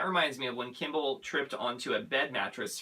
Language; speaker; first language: English; native; English